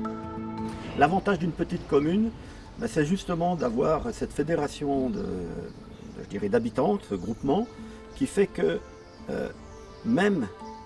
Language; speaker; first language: French; native; French